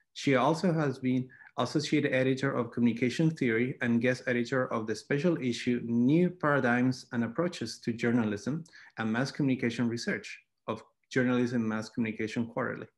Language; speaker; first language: English; non-native, fluent; Spanish